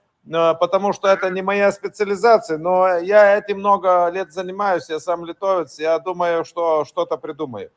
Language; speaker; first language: Russian; non-native, fluent; Lithuanian